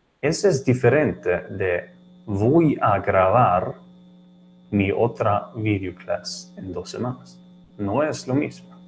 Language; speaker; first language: Spanish; non-native, learner; English